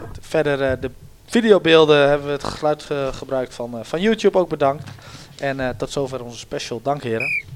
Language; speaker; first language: Dutch; native; Dutch